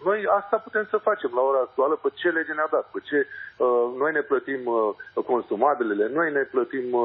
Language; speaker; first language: Romanian; native; Romanian